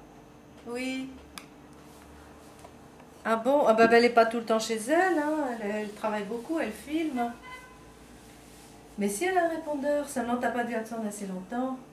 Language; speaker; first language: French; native; French